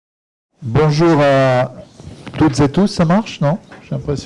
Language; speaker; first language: French; native; French